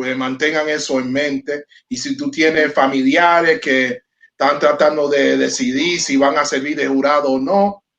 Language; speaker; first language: Spanish; early bilingual, heritage; Spanish